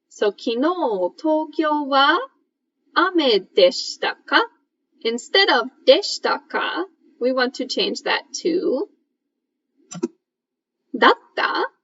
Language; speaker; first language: Japanese; non-native, fluent; English